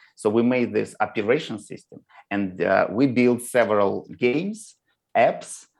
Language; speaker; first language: English; non-native, learner; Russian